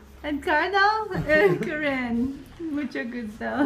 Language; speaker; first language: Spanish; non-native, learner; English